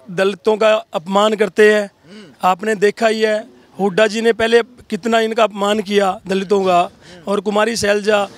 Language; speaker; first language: Hindi; native; Hindi